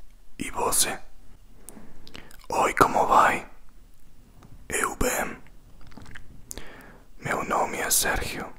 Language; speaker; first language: Portuguese; non-native, learner; Spanish